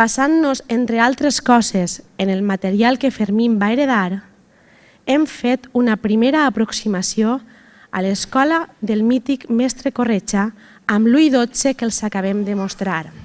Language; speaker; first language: Catalan; native; Catalan